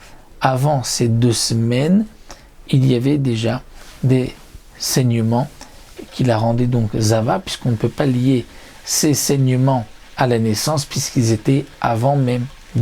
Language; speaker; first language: French; native; French